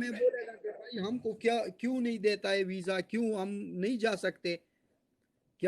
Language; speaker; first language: Hindi; non-native, local second language; Pashto